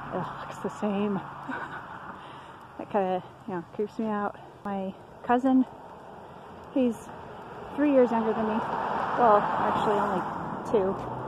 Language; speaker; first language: English; native; English